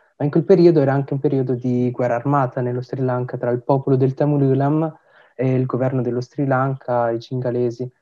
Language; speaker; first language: Italian; early bilingual, other home language; Tamil